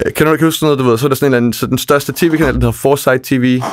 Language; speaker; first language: Danish; native; Danish